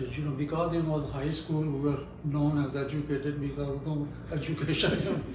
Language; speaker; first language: English; non-native, local second language; Punjabi